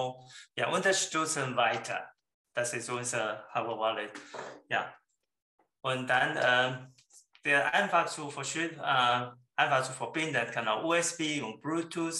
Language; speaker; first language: German; non-native, learner; Chinese